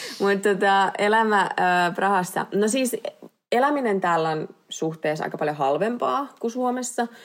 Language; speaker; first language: Finnish; native; Finnish